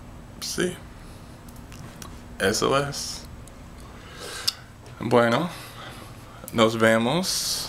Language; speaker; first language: Spanish; non-native, learner; English